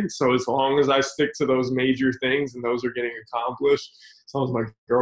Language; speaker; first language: English; native; English